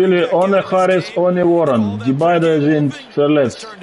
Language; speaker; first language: German; non-native, learner; Russian